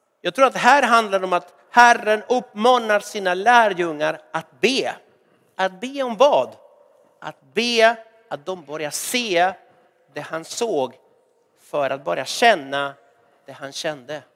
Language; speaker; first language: Swedish; non-native, fluent; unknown